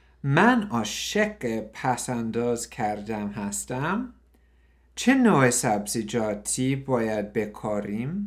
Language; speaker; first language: Persian; non-native, learner; English